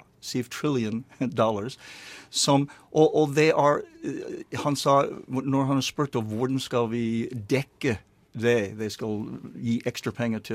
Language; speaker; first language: Norwegian; non-native, learner; English